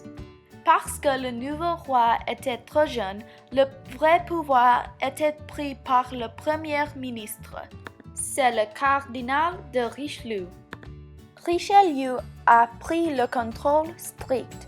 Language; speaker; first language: French; non-native, learner; English